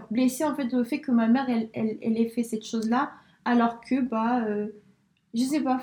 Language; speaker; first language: French; early bilingual, other home language; Spanish